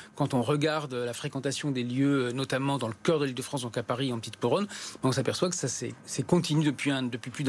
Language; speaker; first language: French; native; French